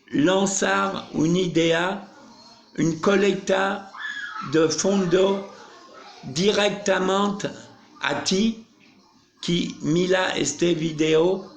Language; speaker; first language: Spanish; non-native, learner; French